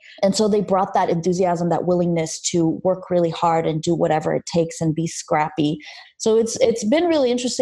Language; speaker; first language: English; early bilingual, other home language; Armenian